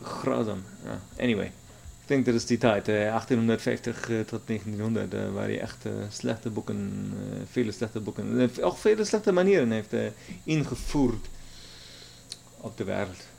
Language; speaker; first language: Dutch; non-native, learner; German